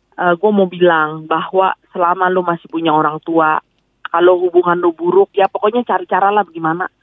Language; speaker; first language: Indonesian; native; Indonesian